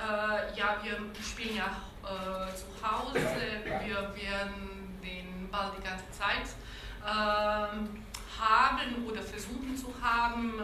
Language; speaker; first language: German; non-native, local second language; Bosnian